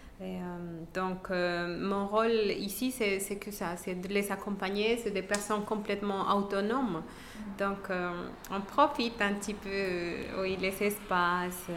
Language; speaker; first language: French; non-native, fluent; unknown